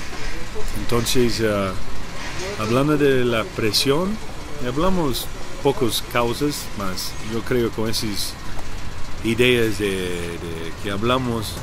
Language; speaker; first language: Spanish; non-native, learner; English